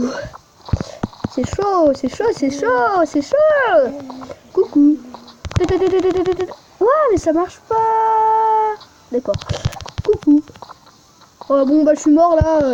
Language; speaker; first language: French; native; French